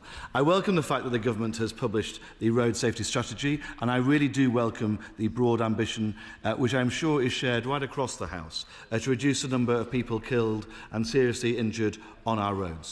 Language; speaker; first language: English; native; English